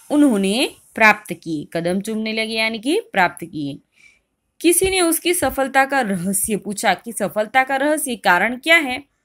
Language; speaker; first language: Hindi; non-native, local second language; Gujarati